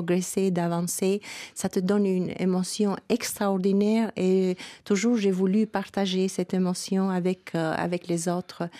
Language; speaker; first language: French; non-native, fluent; Albanian